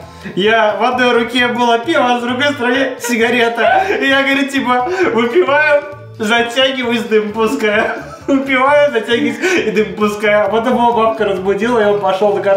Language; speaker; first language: Russian; native; Russian